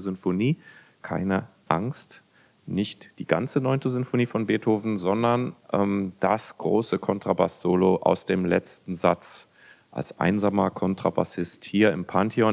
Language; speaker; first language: German; native; German